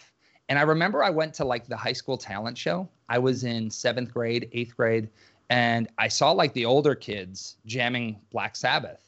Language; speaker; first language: English; native; English